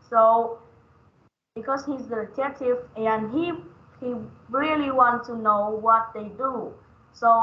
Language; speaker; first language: English; non-native, learner; Vietnamese